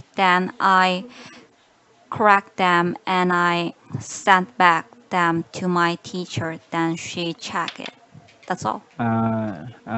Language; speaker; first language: English; non-native, learner; Korean